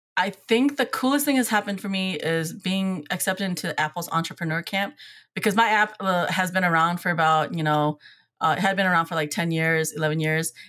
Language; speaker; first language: English; early bilingual, other home language; Hmong